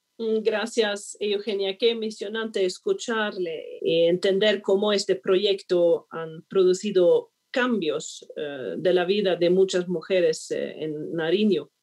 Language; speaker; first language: Spanish; non-native, fluent; Swedish